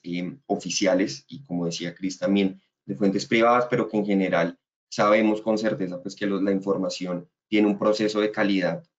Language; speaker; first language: Spanish; native; Spanish